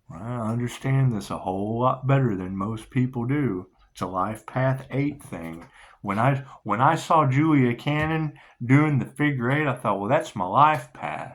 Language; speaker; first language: English; native; English